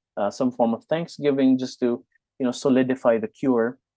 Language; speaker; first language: English; non-native, local second language; Hiligaynon